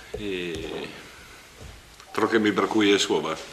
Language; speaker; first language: Polish; non-native, learner; Italian